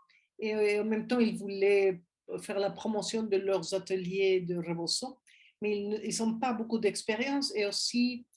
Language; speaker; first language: French; non-native, fluent; Spanish